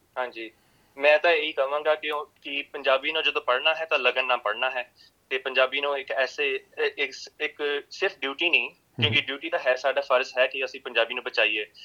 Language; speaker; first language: Punjabi; early bilingual, heritage; Punjabi